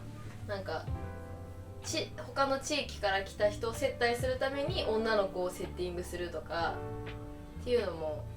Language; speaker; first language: Japanese; native; Japanese